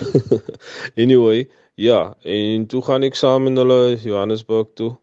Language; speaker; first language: Afrikaans; native; Afrikaans